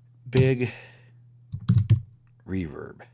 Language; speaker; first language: English; native; English